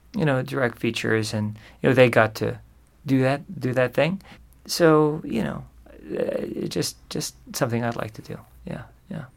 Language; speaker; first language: English; native; English